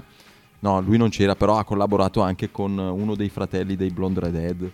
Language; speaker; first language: Italian; native; Italian